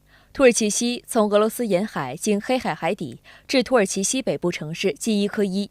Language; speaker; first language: Chinese; native; Chinese